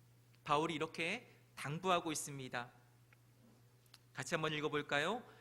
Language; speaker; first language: Korean; native; Korean